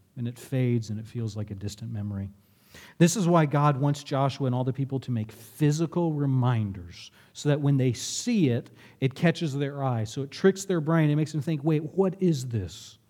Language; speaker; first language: English; native; English